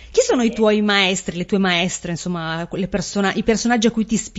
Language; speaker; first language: Italian; native; Italian